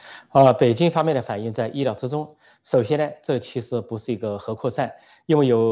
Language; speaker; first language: Chinese; native; Chinese